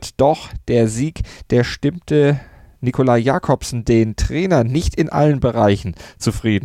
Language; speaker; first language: German; native; German